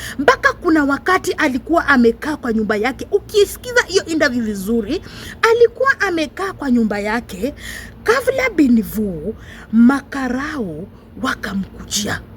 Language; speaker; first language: Swahili; non-native, local second language; Luyia